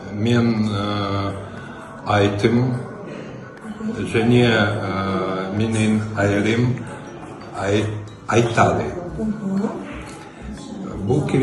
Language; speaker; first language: Kazakh; non-native, learner; Russian